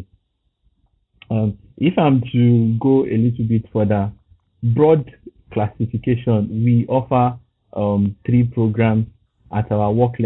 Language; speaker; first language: English; non-native, local second language; Yoruba